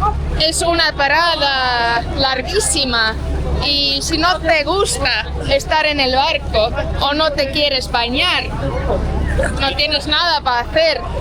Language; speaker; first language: Spanish; non-native, fluent; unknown